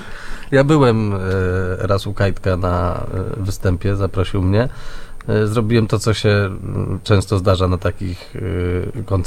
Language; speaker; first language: Polish; native; Polish